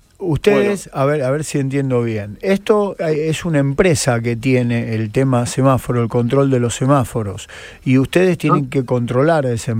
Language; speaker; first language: Spanish; native; Spanish